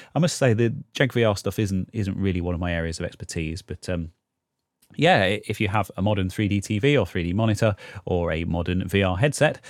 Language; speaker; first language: English; native; English